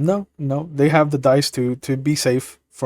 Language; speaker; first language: English; native; English